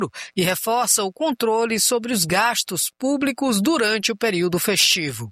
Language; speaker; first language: Portuguese; native; Portuguese